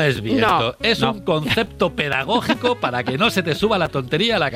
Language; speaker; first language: Spanish; native; Spanish